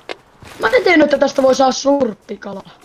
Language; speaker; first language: Finnish; native; Finnish